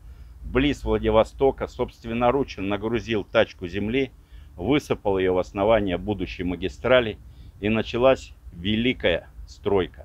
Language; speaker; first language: Russian; native; Russian